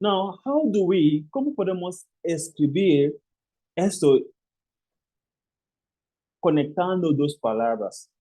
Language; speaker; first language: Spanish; non-native, fluent; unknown